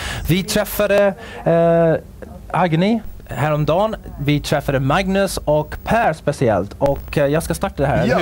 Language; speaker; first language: Swedish; native; Swedish